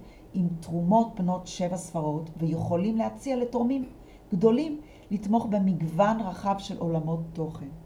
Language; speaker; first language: Hebrew; native; Hebrew